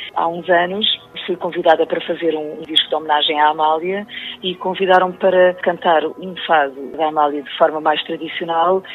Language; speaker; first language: Portuguese; native; Portuguese